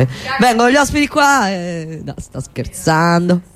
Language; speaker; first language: Italian; native; Italian